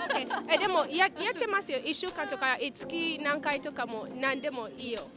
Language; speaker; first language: Japanese; non-native, learner; English